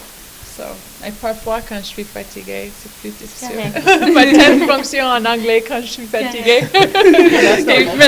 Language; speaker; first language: French; non-native, learner; English